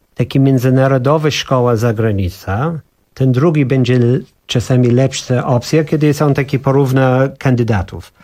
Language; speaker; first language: Polish; non-native, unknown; English